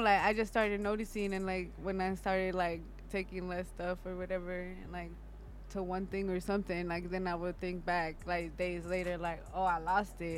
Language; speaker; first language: English; native; English